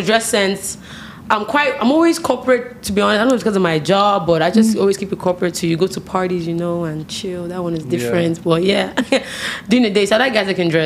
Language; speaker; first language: English; native; English